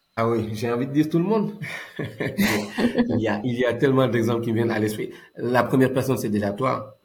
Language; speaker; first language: French; non-native, local second language; Wolof